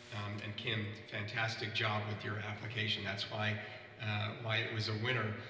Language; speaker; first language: English; native; English